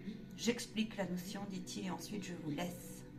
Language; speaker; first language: French; native; French